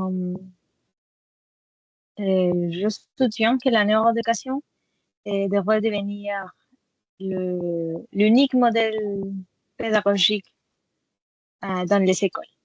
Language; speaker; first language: French; non-native, fluent; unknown